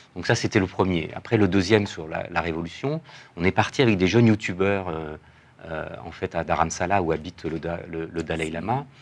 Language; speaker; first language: French; native; French